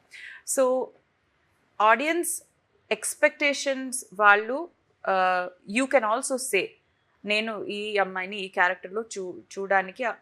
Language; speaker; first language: Telugu; non-native, fluent; Tamil